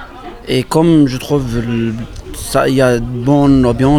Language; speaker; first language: French; non-native, learner; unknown